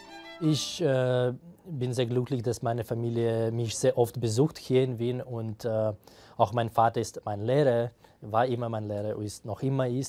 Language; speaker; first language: German; non-native, fluent; Russian